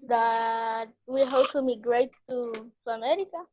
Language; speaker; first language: English; non-native, learner; Spanish